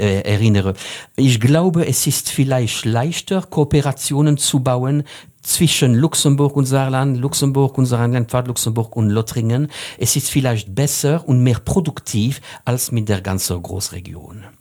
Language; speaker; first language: German; non-native, fluent; French